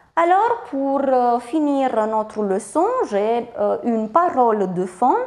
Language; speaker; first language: French; non-native, fluent; Romanian